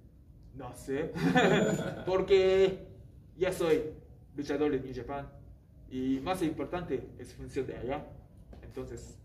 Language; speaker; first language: Spanish; non-native, learner; Japanese